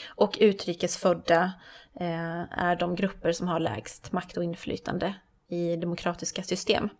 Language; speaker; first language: Swedish; native; Swedish